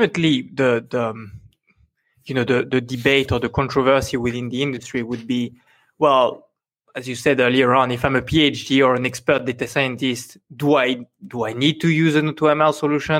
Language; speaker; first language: English; non-native, fluent; French